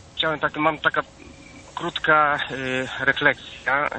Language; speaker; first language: Polish; non-native, fluent; Italian